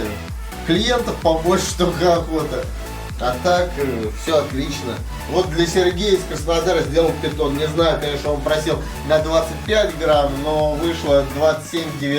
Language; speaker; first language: Russian; native; Russian